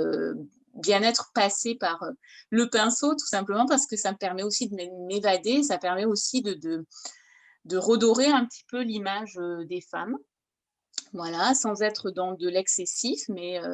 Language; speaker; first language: French; native; French